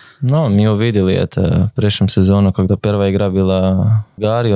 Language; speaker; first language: Russian; non-native, learner; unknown